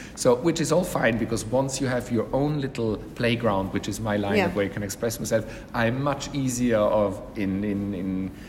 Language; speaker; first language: English; non-native, fluent; German